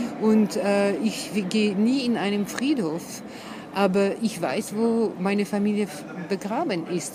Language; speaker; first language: German; non-native, fluent; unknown